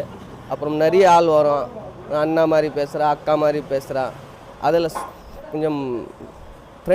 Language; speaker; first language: Tamil; non-native, local second language; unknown